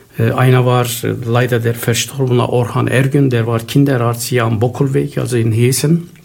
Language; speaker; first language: German; non-native, fluent; Turkish